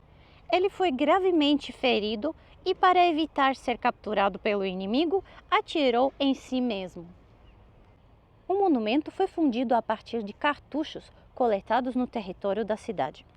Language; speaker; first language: Portuguese; non-native, fluent; Russian